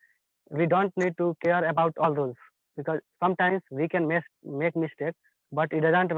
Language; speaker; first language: English; non-native, learner; Hindi